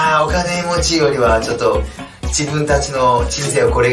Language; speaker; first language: Japanese; non-native, fluent; Korean